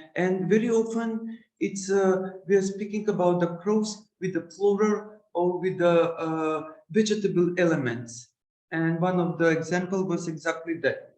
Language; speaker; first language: English; non-native, learner; Macedonian